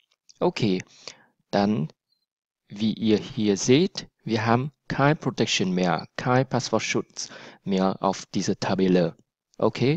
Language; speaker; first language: German; non-native, fluent; Vietnamese